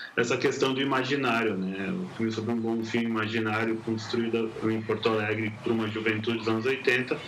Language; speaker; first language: Portuguese; native; Portuguese